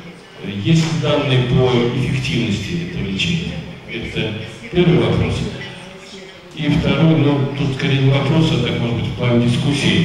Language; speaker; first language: Russian; native; Russian